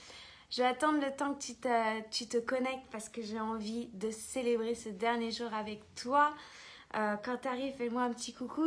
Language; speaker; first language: French; native; French